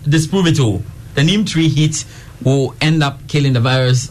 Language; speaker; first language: English; non-native, local second language; Akan